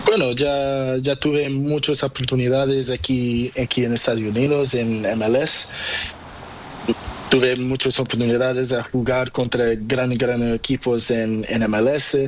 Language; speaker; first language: Spanish; non-native, learner; Portuguese